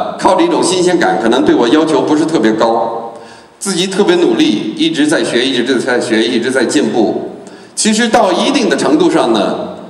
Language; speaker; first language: Chinese; non-native, fluent; English